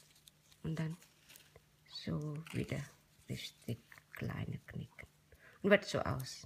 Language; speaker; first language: German; non-native, learner; Indonesian